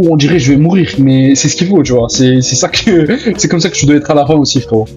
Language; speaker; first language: French; native; French